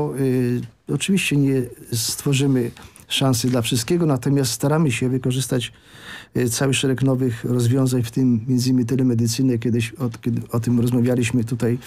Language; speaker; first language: Polish; native; Polish